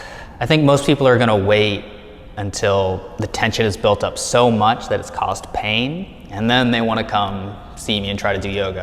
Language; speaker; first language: English; native; English